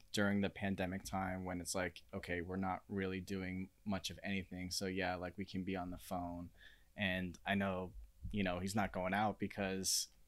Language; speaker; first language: English; native; English